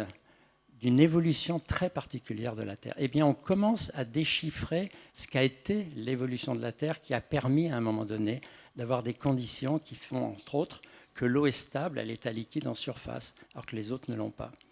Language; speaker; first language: French; native; French